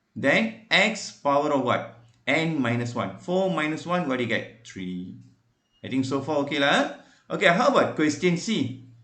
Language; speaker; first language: English; non-native, local second language; Malay